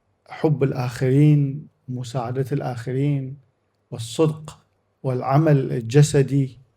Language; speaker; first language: Arabic; native; Arabic